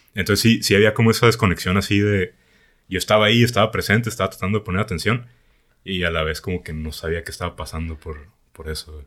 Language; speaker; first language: Spanish; native; Spanish